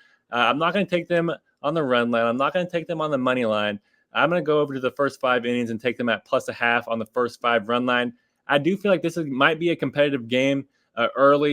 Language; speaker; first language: English; native; English